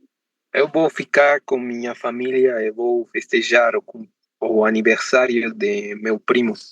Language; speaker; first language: Portuguese; non-native, learner; Spanish